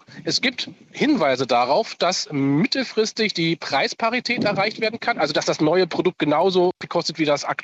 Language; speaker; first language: German; native; German